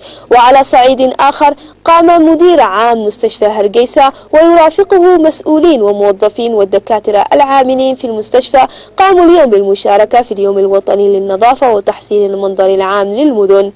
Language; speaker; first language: Arabic; non-native, local second language; Somali